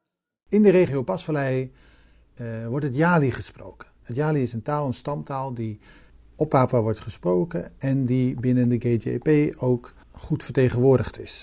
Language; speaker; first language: Dutch; native; Dutch